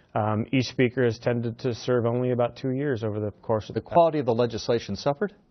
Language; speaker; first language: English; native; English